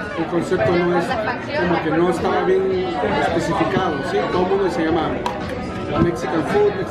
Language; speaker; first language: Spanish; native; Spanish